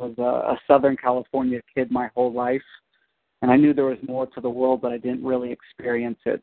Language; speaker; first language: English; native; English